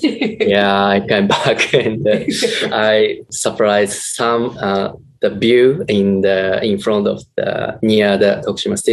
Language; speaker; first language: English; non-native, learner; Japanese